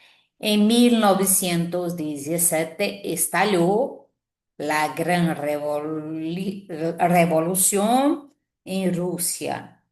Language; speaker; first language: Spanish; non-native, fluent; Portuguese